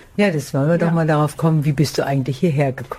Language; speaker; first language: German; native; German